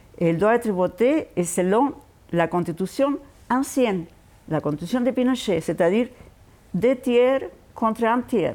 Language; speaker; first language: French; non-native, fluent; Spanish